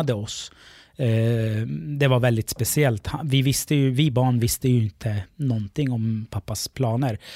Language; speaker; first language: Swedish; early bilingual, other home language; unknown